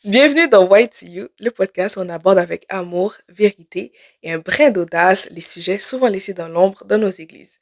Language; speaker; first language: French; native; French